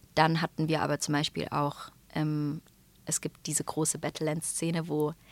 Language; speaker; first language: German; native; German